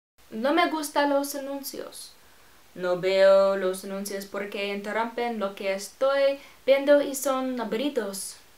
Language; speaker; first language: Spanish; non-native, learner; English